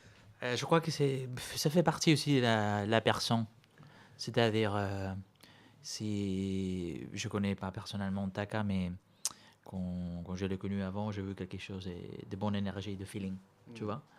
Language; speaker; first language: French; non-native, fluent; Spanish